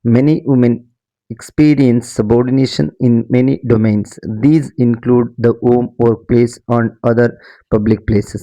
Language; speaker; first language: English; non-native, local second language; Kannada